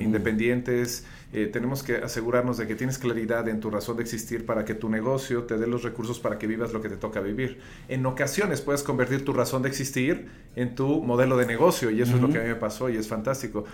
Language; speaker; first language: Spanish; native; Spanish